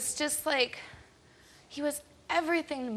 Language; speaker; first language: English; native; English